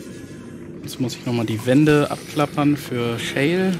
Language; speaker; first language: German; native; German